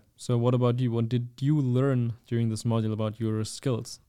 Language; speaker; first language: English; non-native, fluent; German